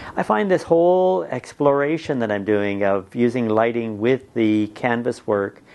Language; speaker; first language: English; native; English